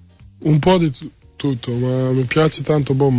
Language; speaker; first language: Italian; non-native, learner; Serbian